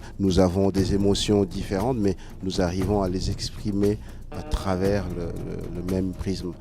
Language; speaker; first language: French; non-native, local second language; Fang